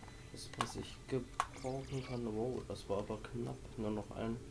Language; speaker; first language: German; native; German